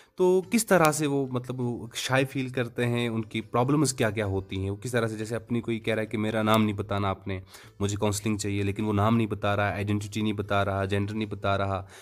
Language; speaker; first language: Urdu; non-native, local second language; Kashmiri